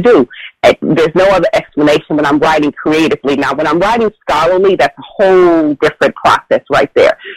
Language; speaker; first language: English; native; English